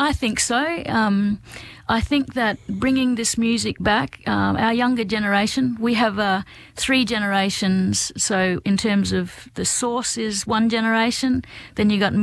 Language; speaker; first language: English; native; English